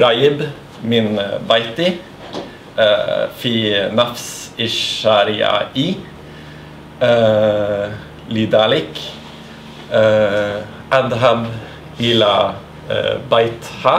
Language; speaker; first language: Arabic; non-native, learner; Norwegian